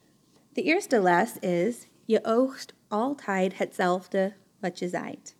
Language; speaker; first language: Dutch; non-native, fluent; English